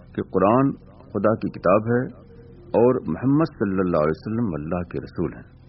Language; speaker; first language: Urdu; native; Urdu